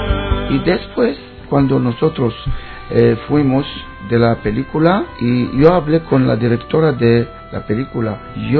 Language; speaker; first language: Spanish; non-native, learner; Hebrew